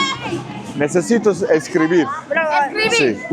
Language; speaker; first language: Spanish; non-native, learner; Turkish